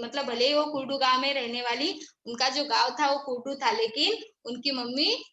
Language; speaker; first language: Hindi; non-native, local second language; Marathi